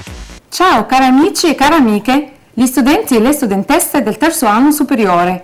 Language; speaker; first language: Italian; non-native, fluent; Arabic